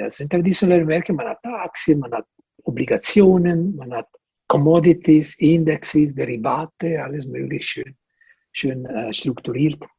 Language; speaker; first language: German; non-native, local second language; Italian